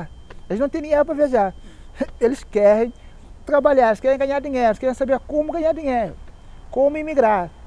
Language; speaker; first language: Portuguese; non-native, local second language; Kabuverdianu